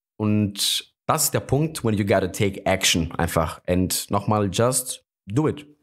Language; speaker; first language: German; non-native, fluent; Greek